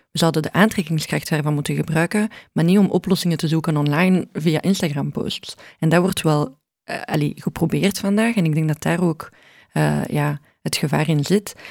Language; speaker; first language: Dutch; early bilingual, other home language; Arabic